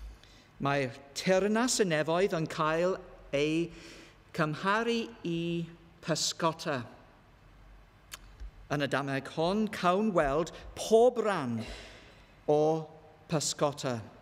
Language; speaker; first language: Welsh; non-native, learner; English